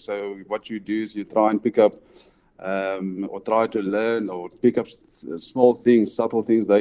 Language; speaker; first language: English; non-native, local second language; Afrikaans